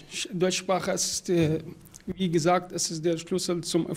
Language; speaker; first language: German; non-native, learner; Arabic